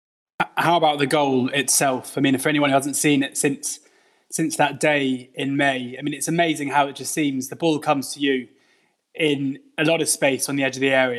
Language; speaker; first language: English; native; English